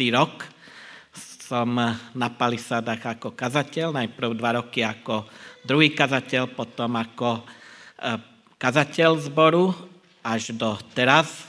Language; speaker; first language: Slovak; non-native, local second language; Hungarian